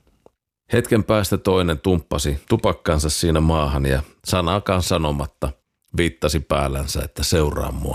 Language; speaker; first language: Finnish; native; Finnish